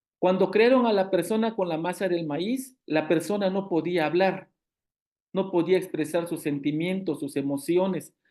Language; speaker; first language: Spanish; non-native, local second language; Zapotec